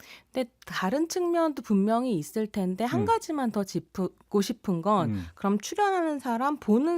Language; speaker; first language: Korean; native; Korean